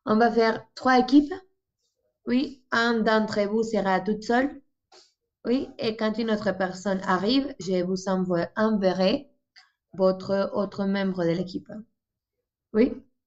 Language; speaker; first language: French; non-native, fluent; Spanish